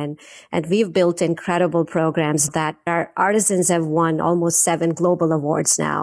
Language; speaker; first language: English; non-native, local second language; Hindi